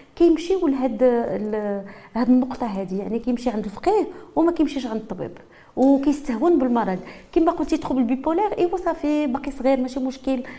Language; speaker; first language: Arabic; native; Arabic